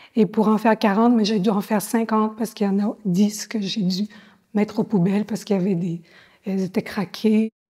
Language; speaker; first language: French; native; French